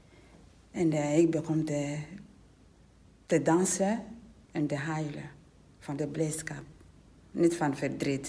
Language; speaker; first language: Dutch; non-native, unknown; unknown